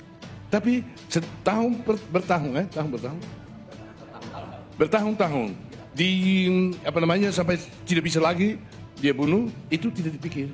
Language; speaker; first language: Indonesian; non-native, fluent; Tetum